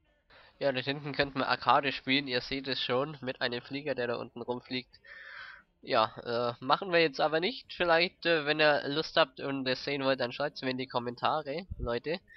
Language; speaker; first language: German; native; German